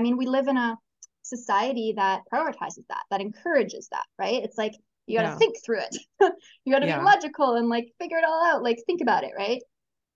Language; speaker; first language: English; native; English